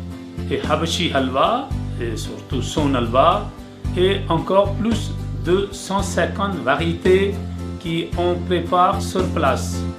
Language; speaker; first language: French; non-native, fluent; Urdu